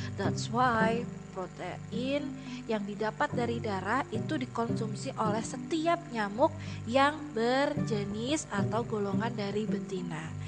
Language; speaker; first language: Indonesian; native; Indonesian